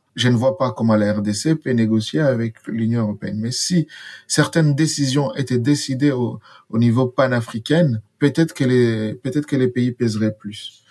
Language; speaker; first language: French; non-native, local second language; Swahili